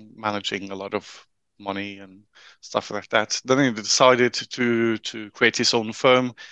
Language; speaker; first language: English; non-native, fluent; Norwegian